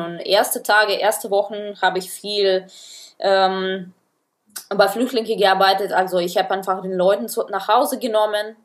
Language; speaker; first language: German; non-native, fluent; Russian